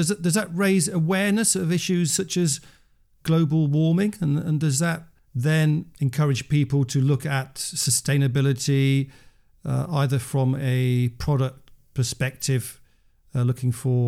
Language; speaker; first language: English; native; English